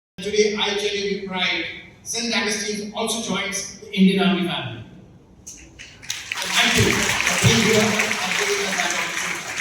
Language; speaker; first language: English; non-native, local second language; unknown